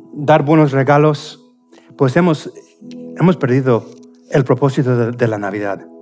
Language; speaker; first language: Spanish; non-native, fluent; English